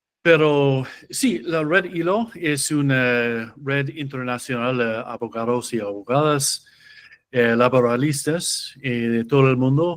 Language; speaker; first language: Spanish; non-native, fluent; English